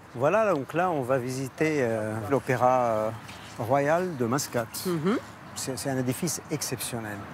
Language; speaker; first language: French; non-native, local second language; Arabic